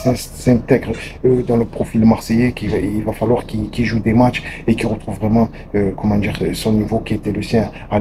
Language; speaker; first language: French; native; French